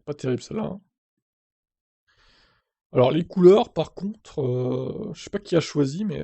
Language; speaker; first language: French; native; French